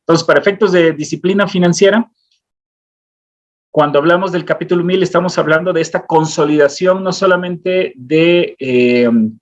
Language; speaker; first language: Spanish; native; Spanish